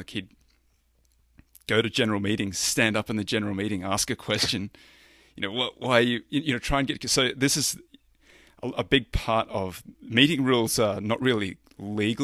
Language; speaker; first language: English; native; English